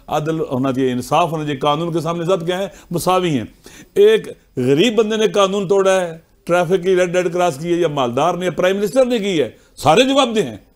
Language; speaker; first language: Urdu; non-native, local second language; Punjabi